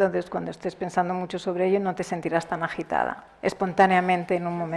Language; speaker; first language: Spanish; native; Spanish